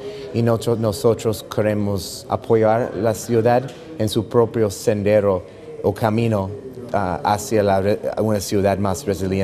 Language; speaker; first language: Spanish; non-native, fluent; English